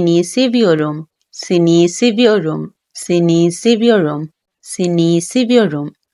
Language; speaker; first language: Turkish; non-native, learner; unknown